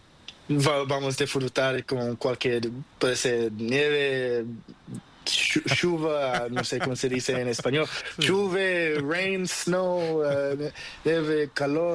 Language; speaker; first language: Spanish; non-native, learner; Portuguese